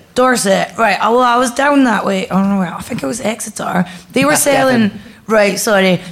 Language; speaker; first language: English; native; English